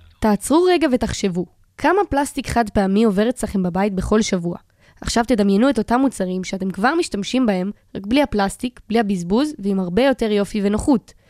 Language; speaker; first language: Hebrew; native; Hebrew